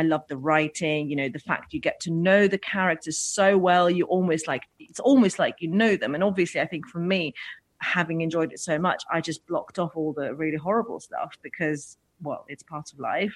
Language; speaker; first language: English; non-native, fluent; Russian